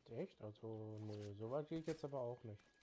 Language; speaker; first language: German; native; German